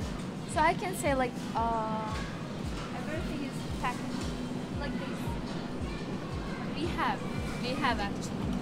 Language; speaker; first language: English; non-native, learner; Uzbek